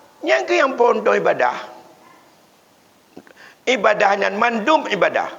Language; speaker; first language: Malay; non-native, local second language; Achinese